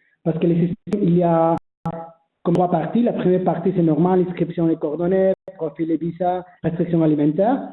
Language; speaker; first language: French; non-native, learner; Spanish